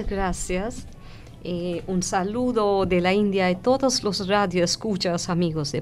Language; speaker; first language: Spanish; non-native, fluent; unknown